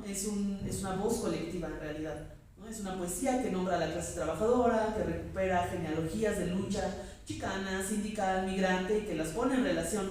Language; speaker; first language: Spanish; native; Spanish